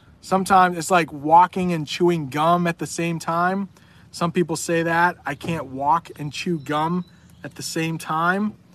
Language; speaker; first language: English; native; English